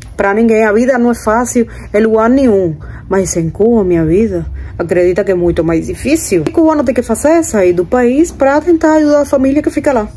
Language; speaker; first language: Portuguese; non-native, fluent; Spanish